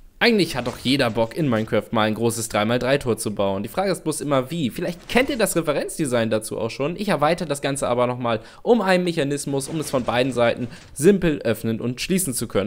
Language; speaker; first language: German; native; German